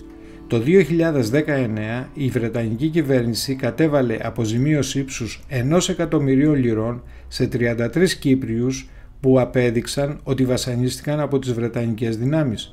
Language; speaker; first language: Greek; native; Greek